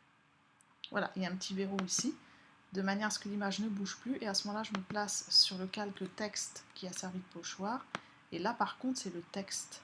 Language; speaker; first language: French; native; French